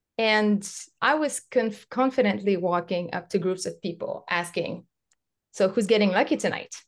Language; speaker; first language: English; non-native, local second language; French